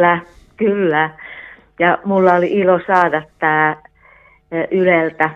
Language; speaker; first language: Finnish; native; Finnish